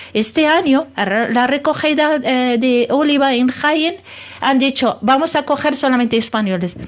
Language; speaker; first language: Spanish; non-native, fluent; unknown